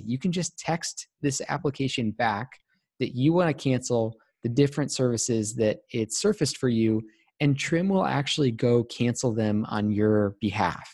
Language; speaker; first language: English; native; English